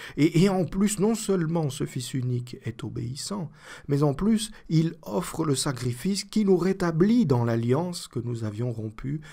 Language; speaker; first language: French; native; French